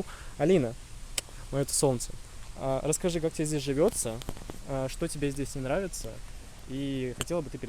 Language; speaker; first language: Russian; native; Russian